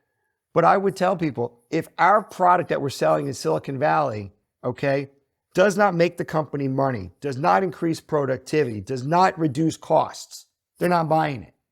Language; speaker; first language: English; native; English